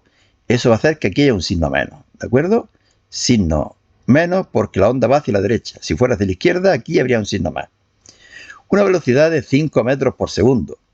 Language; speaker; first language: Spanish; native; Spanish